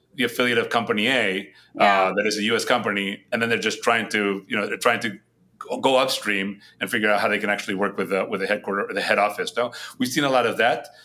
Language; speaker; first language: English; non-native, fluent; Spanish